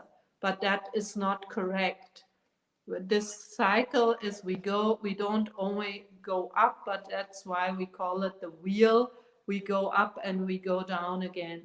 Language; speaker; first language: English; non-native, fluent; German